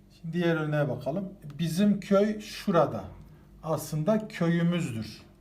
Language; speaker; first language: Turkish; native; Turkish